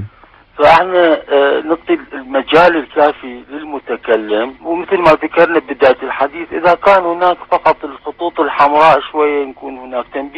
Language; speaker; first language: Arabic; native; Arabic